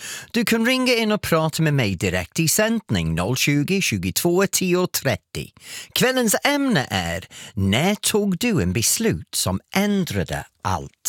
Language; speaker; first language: Swedish; non-native, fluent; English